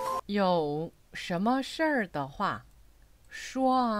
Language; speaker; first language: Chinese; non-native, fluent; Korean